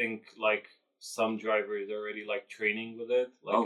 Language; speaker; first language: English; non-native, fluent; Romanian